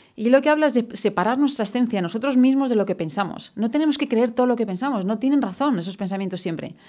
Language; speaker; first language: Spanish; native; Spanish